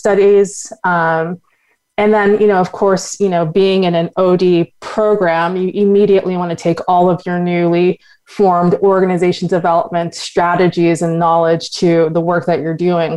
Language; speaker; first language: English; native; English